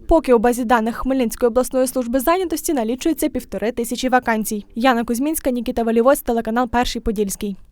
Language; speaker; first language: Ukrainian; native; Ukrainian